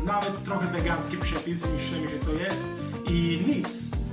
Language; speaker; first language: Polish; non-native, learner; Italian